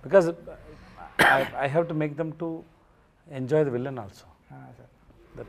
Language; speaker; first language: Telugu; non-native, learner; Tamil